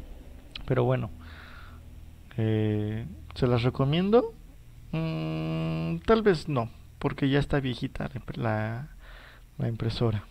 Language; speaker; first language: Spanish; native; Spanish